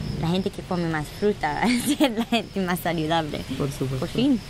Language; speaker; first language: Spanish; early bilingual, heritage; Spanish